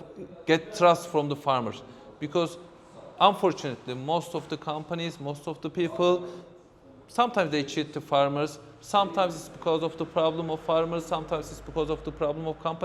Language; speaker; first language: English; non-native, fluent; Turkish